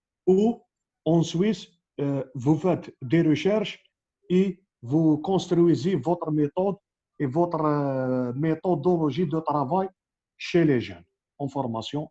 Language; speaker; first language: French; non-native, local second language; Arabic